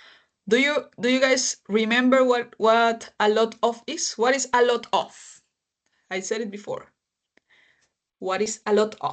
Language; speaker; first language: English; non-native, fluent; Spanish